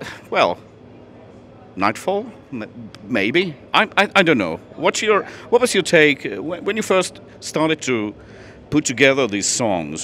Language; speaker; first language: English; non-native, fluent; Finnish